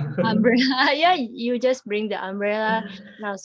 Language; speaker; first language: English; non-native, learner; Indonesian